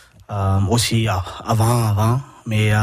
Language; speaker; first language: French; non-native, learner; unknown